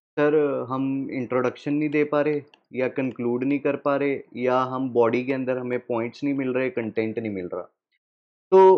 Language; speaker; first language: Hindi; native; Hindi